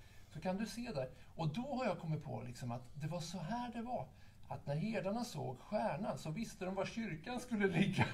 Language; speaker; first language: Swedish; native; Swedish